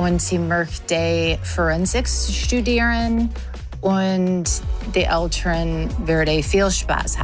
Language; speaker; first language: German; non-native, learner; English